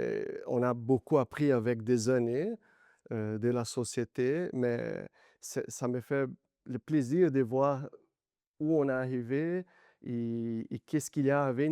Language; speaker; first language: French; non-native, learner; Portuguese